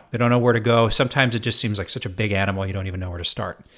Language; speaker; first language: English; native; English